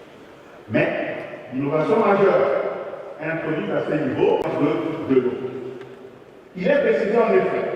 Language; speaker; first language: French; native; French